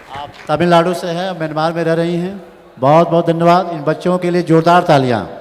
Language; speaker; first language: Hindi; native; Hindi